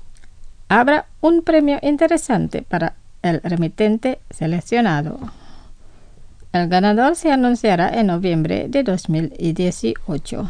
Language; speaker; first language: Spanish; non-native, fluent; Indonesian